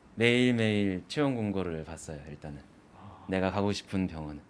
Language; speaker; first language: Korean; native; Korean